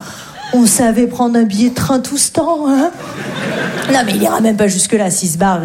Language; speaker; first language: French; native; French